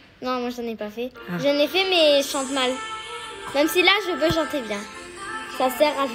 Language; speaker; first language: French; native; French